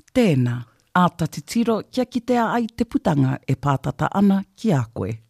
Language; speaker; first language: Māori; native; Māori